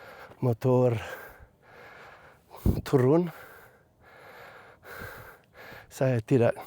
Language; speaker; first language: Indonesian; non-native, learner; English